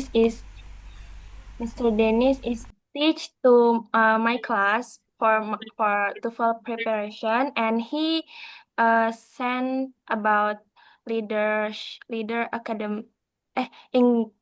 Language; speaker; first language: English; non-native, learner; Indonesian